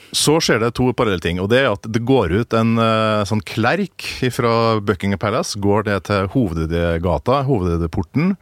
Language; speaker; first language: Norwegian; native; Norwegian